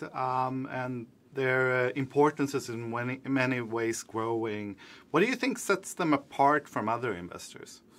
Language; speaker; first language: English; non-native, fluent; Swedish